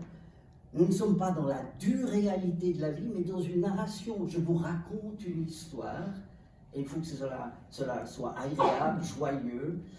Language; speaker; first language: French; native; French